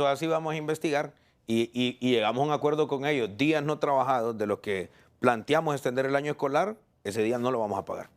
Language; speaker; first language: Spanish; native; Spanish